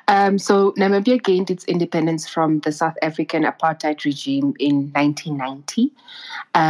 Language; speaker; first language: English; non-native, local second language; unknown